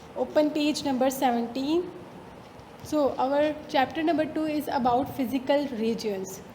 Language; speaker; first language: English; non-native, local second language; Urdu